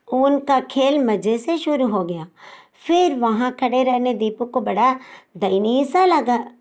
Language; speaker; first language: Hindi; non-native, local second language; Telugu